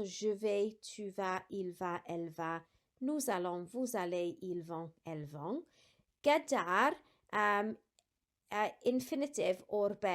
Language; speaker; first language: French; non-native, fluent; Welsh